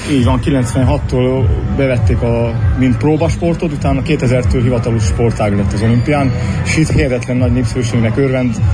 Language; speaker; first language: Hungarian; native; Hungarian